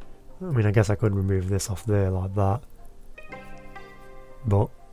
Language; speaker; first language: English; native; English